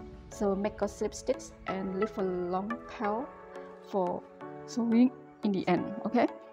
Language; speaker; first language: English; non-native, learner; Indonesian